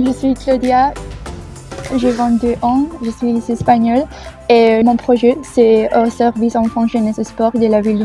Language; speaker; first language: French; non-native, fluent; Spanish